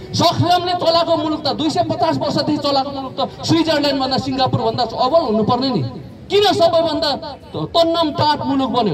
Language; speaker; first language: Nepali; non-native, local second language; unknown